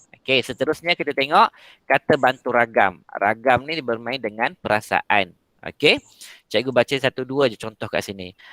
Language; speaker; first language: Malay; native; Malay